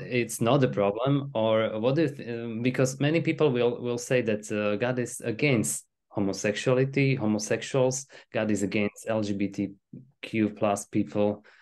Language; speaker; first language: English; non-native, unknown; Slovak